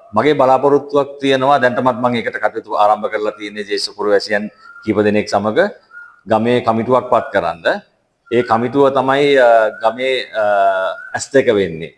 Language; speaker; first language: Sinhala; native; Sinhala